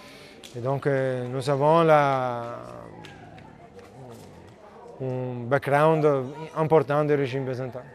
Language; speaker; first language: French; non-native, learner; Italian